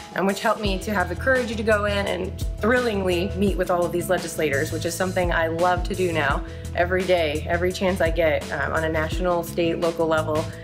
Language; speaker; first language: English; native; English